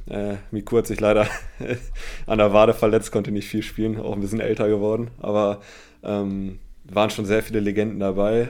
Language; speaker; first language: German; native; German